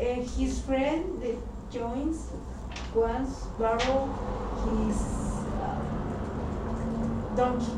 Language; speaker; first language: English; non-native, learner; Spanish